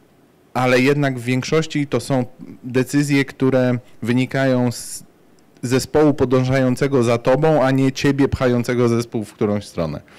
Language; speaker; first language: Polish; native; Polish